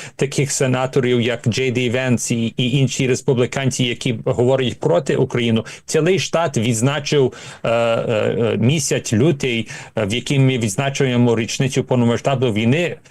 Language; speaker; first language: Ukrainian; early bilingual, heritage; Ukrainian